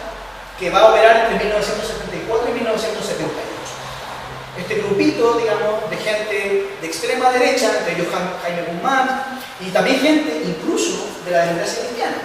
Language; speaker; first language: Spanish; native; Spanish